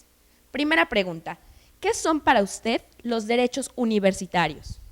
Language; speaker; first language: Spanish; native; Spanish